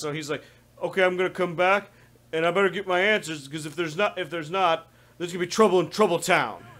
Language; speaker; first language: English; native; English